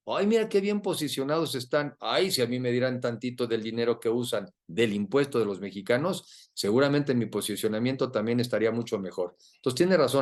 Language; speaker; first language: Spanish; native; Spanish